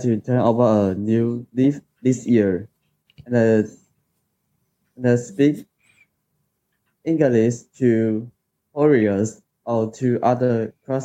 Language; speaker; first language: English; non-native, learner; Chinese